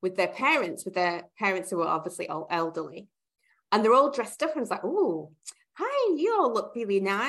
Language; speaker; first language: English; native; English